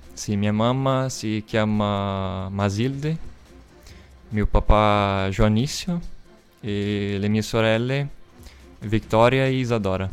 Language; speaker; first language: Italian; non-native, fluent; Portuguese